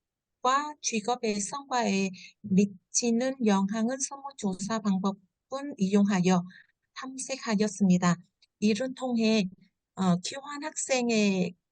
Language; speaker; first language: Korean; non-native, fluent; Vietnamese